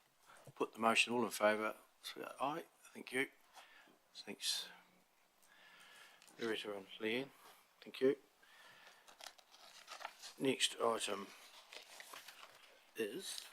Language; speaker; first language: English; native; English